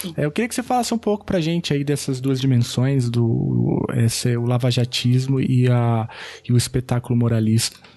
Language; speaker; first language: Portuguese; native; Portuguese